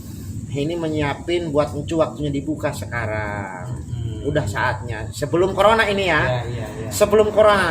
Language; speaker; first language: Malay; non-native, local second language; Javanese